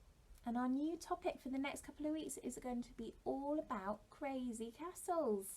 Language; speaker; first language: English; native; English